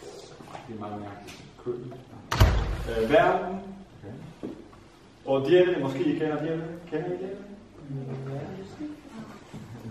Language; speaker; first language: Danish; non-native, fluent; Vietnamese